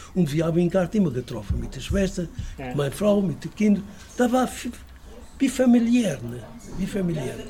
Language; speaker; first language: German; non-native, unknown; Portuguese